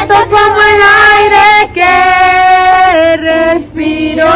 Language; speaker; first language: Spanish; native; Spanish